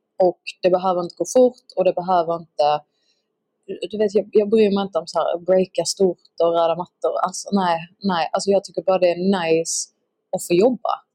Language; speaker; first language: Swedish; native; Swedish